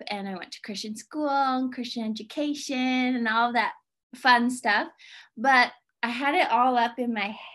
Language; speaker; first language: English; native; English